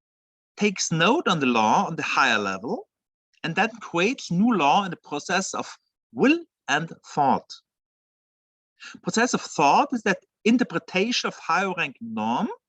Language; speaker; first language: English; non-native, fluent; German